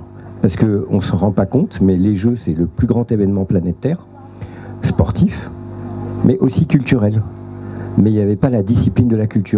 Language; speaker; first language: French; native; French